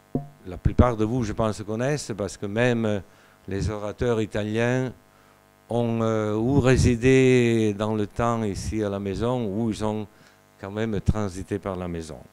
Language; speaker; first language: French; non-native, fluent; Italian